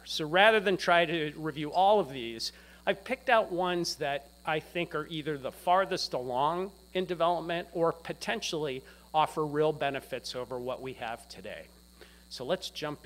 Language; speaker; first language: English; native; English